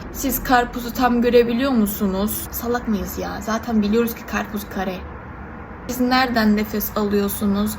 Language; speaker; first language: Turkish; early bilingual, other home language; Korean